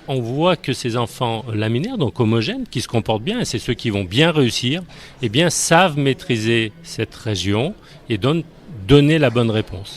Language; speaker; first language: French; native; French